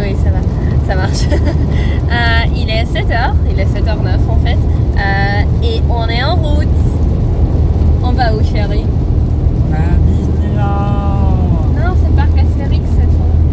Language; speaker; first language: French; non-native, fluent; Dutch